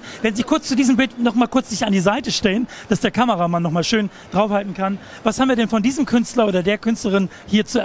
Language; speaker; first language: German; native; German